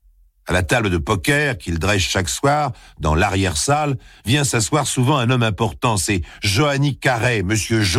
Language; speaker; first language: French; native; French